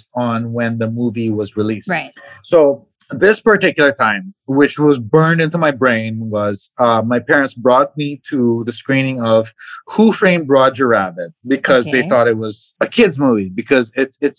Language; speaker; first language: English; non-native, local second language; Cebuano